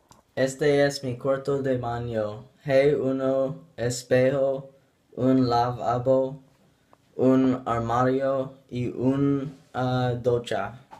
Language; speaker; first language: Spanish; non-native, learner; English